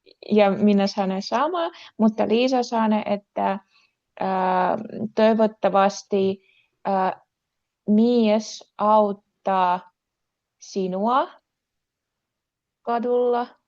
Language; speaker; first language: Finnish; non-native, learner; Russian